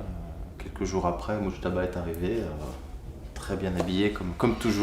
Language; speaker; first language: French; native; French